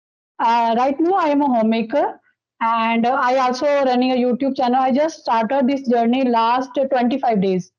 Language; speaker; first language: English; non-native, local second language; Dogri